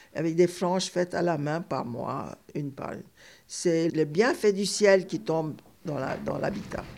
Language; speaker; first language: French; non-native, fluent; Turkish